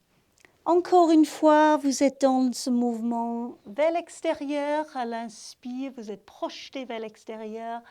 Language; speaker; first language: French; native; French